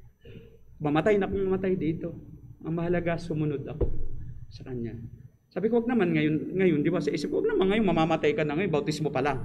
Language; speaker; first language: Filipino; native; Filipino